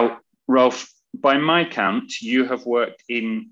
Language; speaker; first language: English; native; English